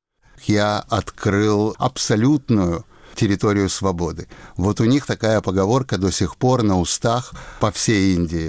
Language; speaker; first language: Russian; native; Russian